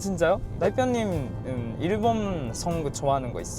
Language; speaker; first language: Korean; non-native, learner; Japanese